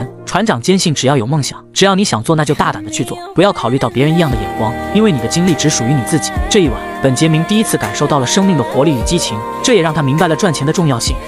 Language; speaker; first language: Chinese; native; Chinese